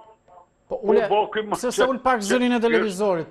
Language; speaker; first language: Albanian; native; Albanian